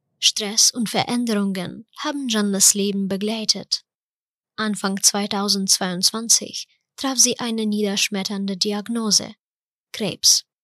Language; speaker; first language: German; non-native, fluent; Ukrainian